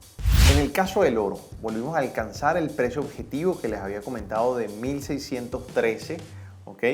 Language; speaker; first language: Spanish; native; Spanish